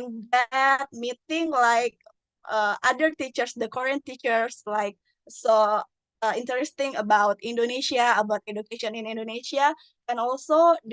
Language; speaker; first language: English; non-native, learner; Indonesian